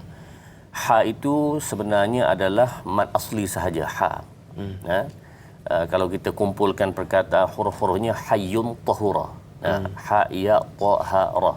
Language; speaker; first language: Malay; native; Malay